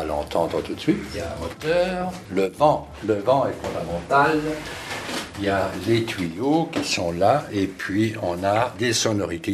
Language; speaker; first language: French; native; French